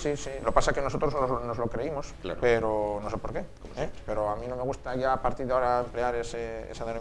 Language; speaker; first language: Spanish; native; Spanish